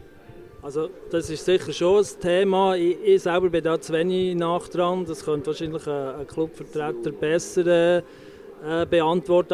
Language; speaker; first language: German; native; German